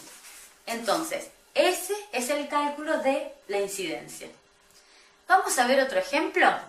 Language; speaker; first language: Spanish; native; Spanish